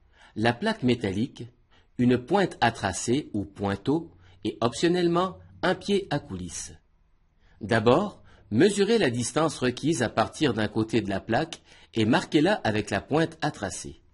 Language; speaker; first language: French; native; French